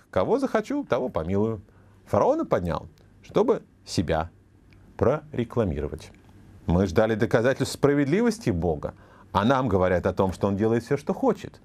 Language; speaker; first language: Russian; native; Russian